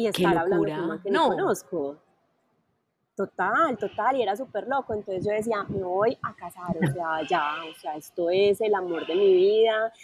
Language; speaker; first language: Spanish; native; Spanish